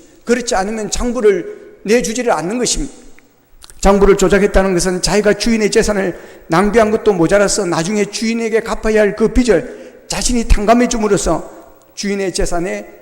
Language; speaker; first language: Korean; native; Korean